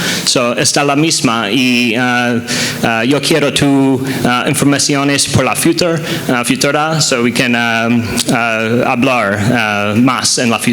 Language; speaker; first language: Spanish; non-native, learner; English